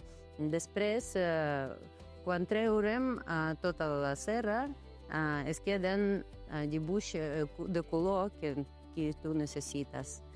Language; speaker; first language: Catalan; non-native, learner; Ukrainian